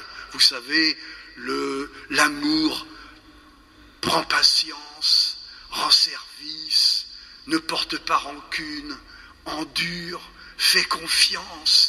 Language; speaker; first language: French; native; French